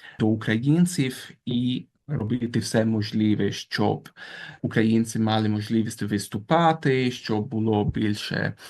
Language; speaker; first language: Ukrainian; non-native, fluent; Italian